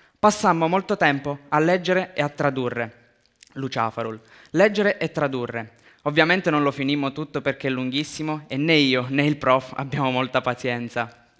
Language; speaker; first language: Italian; early bilingual, other home language; Romanian